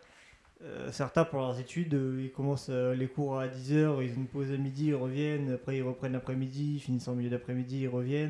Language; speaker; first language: French; native; French